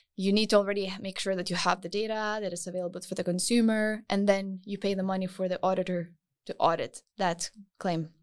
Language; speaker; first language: English; non-native, fluent; Lithuanian